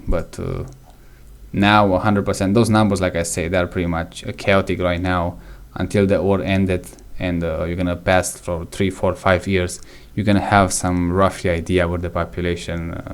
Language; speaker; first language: English; non-native, fluent; Romanian